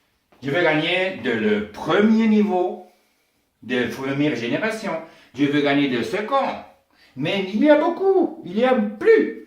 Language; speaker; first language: French; non-native, learner; Spanish